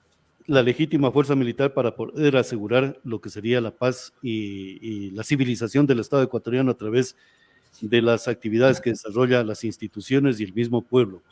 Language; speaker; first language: Spanish; native; Spanish